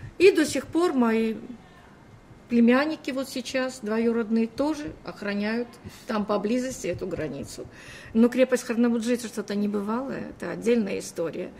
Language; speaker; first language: Russian; native; Russian